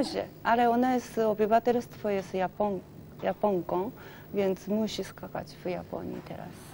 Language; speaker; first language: Polish; non-native, learner; Japanese